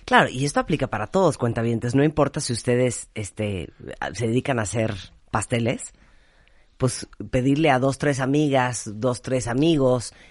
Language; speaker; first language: Spanish; native; Spanish